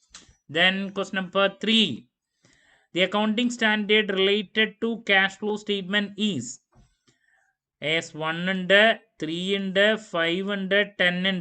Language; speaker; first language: Malayalam; native; Malayalam